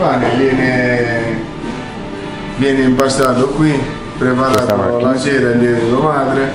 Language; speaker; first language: Italian; native; Italian